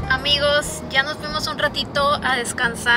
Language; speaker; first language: Spanish; native; Spanish